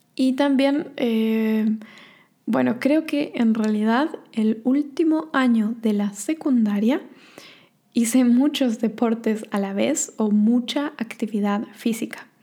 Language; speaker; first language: Spanish; native; Spanish